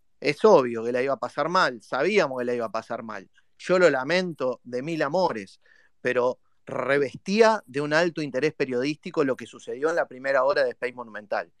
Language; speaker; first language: Spanish; native; Spanish